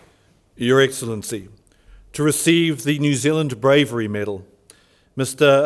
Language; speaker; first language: English; native; English